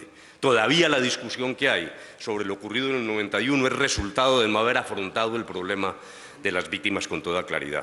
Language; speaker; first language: Spanish; native; Spanish